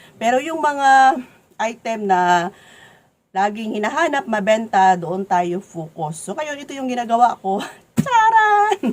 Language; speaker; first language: Filipino; non-native, local second language; Cebuano